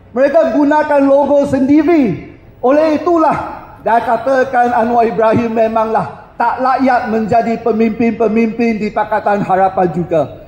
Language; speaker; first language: Malay; non-native, local second language; Chinese